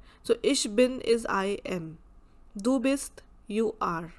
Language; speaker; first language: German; non-native, fluent; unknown